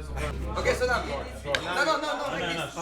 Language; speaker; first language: English; non-native, learner; French